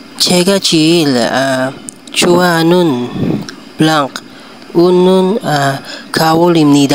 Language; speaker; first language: Korean; non-native, learner; Filipino